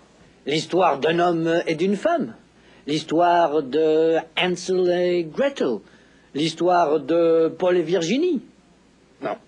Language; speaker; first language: French; native; French